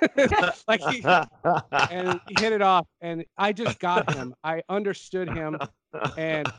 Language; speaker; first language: English; native; English